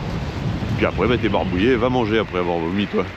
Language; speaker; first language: French; native; French